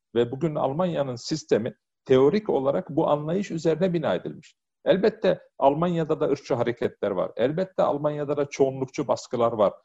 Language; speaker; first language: Turkish; early bilingual, heritage; Turkish